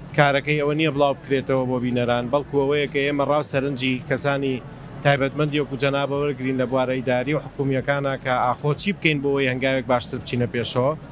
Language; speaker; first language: Central Kurdish; non-native, local second language; Gurani